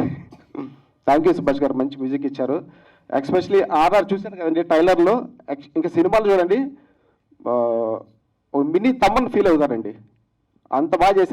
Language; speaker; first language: Telugu; native; Telugu